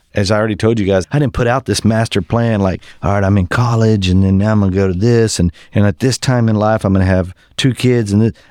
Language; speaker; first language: English; native; English